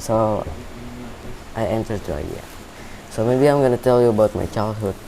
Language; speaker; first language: English; non-native, learner; Indonesian